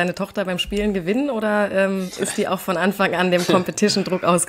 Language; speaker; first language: German; native; German